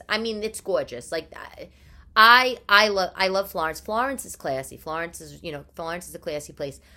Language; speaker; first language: English; early bilingual, other home language; Italian